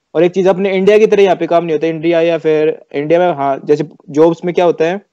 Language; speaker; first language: Hindi; native; Hindi